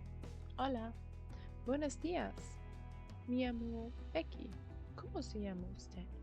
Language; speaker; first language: Spanish; non-native, learner; German